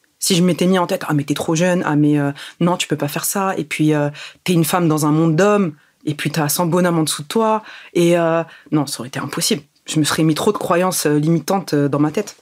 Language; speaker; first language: French; early bilingual, other home language; Arabic